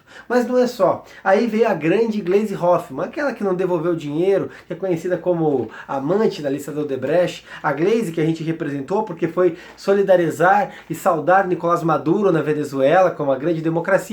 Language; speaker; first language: Portuguese; native; Portuguese